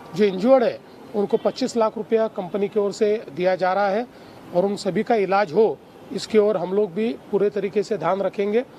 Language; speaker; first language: Hindi; non-native, local second language; Marathi